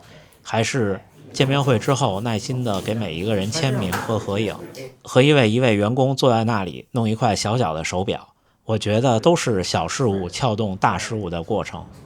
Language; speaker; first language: Chinese; native; Chinese